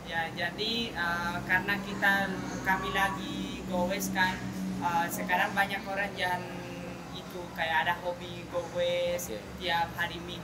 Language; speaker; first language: Indonesian; non-native, fluent; Spanish